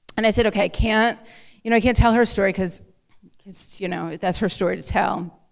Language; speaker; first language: English; native; English